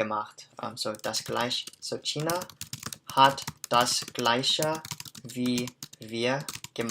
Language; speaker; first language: German; non-native, learner; English